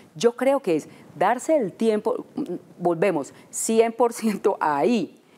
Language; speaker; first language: Spanish; native; Spanish